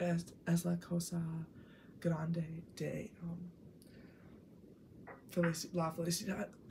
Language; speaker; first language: Spanish; non-native, learner; English